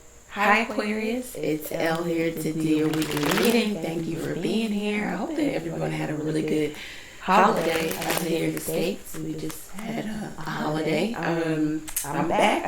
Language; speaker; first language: English; native; English